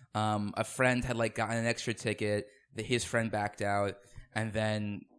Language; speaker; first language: English; native; English